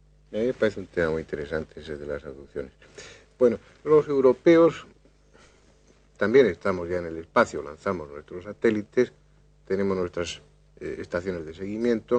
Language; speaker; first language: Spanish; native; Spanish